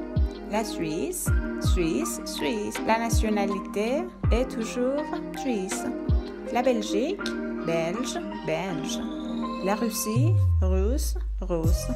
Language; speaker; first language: French; non-native, fluent; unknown